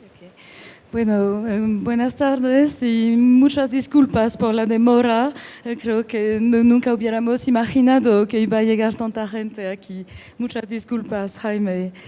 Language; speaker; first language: Spanish; non-native, fluent; French